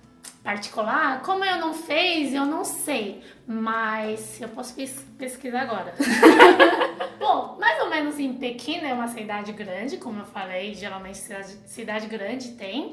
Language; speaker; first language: Portuguese; non-native, fluent; Chinese